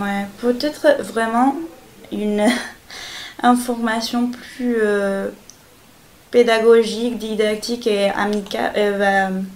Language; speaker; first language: French; non-native, fluent; Spanish